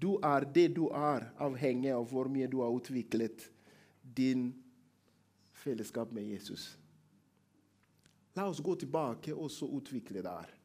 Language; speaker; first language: Swedish; non-native, learner; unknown